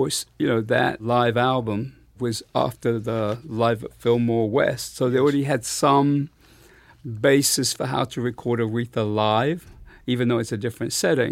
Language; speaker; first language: English; native; English